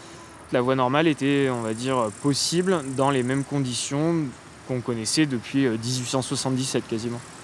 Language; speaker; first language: French; native; French